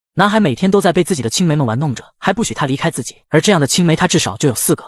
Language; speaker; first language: Chinese; native; Chinese